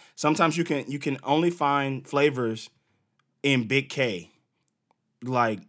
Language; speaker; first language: English; native; English